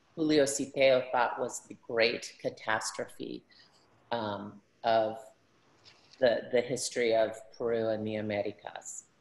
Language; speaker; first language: English; early bilingual, other home language; Spanish